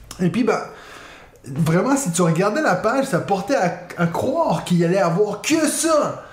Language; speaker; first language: French; native; French